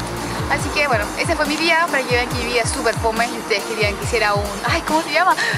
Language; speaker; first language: Spanish; native; Spanish